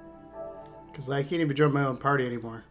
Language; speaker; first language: English; native; English